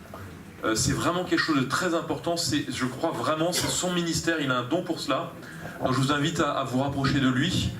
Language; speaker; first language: French; native; French